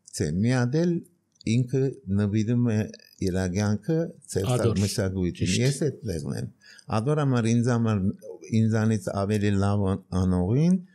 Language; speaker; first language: Armenian; early bilingual, heritage; Armenian